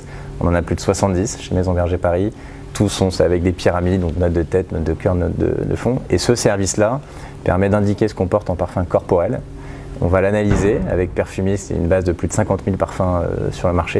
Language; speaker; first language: French; native; French